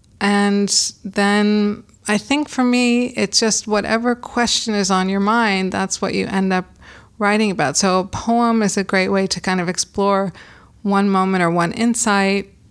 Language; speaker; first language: English; native; English